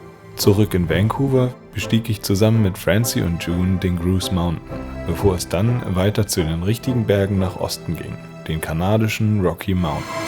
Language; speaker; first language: German; native; German